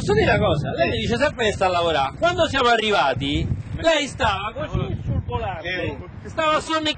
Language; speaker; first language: Italian; native; Italian